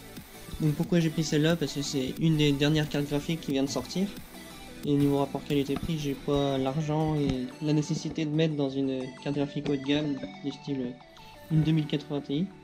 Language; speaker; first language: French; native; French